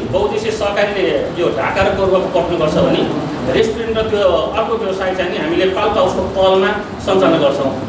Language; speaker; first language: Nepali; native; Nepali